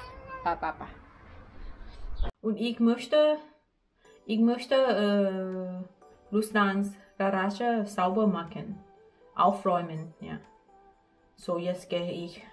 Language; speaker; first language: German; non-native, learner; Thai